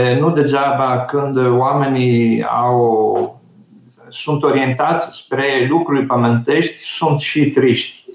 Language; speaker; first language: Romanian; non-native, fluent; Italian